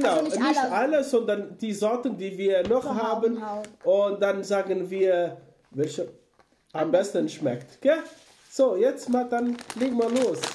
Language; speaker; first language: German; non-native, fluent; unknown